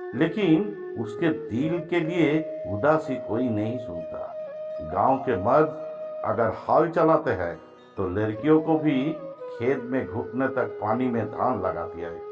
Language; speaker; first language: Hindi; non-native, local second language; Bangla